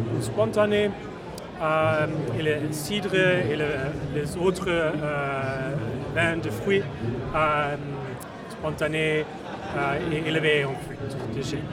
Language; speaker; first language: French; non-native, learner; German